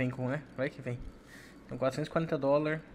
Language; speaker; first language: Portuguese; native; Portuguese